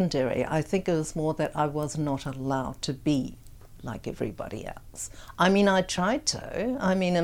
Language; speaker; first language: English; native; English